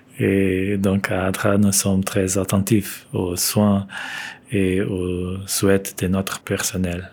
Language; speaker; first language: French; non-native, fluent; Portuguese